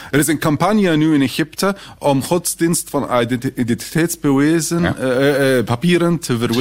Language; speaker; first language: Dutch; non-native, fluent; Arabic